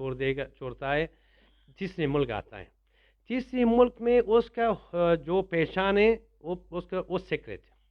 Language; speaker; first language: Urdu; non-native, learner; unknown